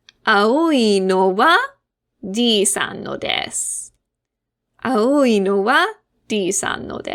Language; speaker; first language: Japanese; non-native, fluent; English